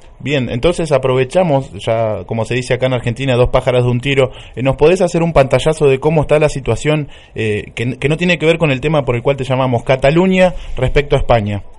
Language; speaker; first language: Spanish; native; Spanish